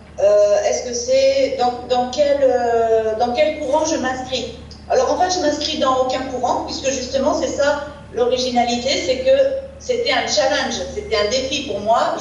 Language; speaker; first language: French; native; French